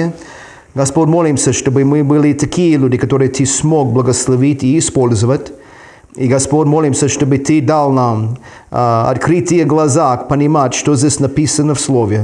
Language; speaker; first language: Russian; non-native, fluent; English